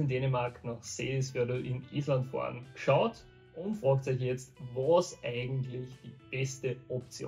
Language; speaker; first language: German; native; German